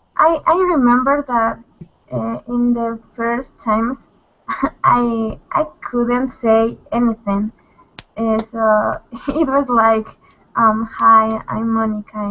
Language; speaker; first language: English; non-native, learner; Spanish